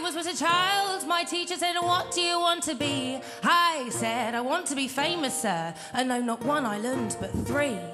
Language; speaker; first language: English; native; English